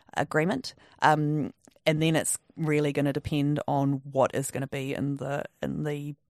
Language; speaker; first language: English; native; English